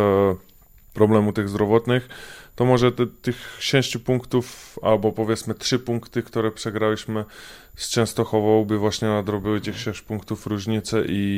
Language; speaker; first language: Polish; non-native, fluent; Czech